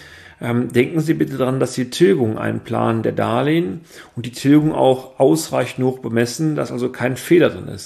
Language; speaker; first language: German; native; German